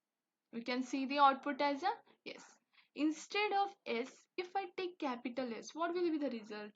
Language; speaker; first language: English; non-native, local second language; Hindi